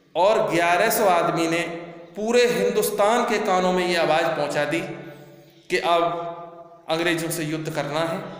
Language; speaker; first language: Hindi; native; Hindi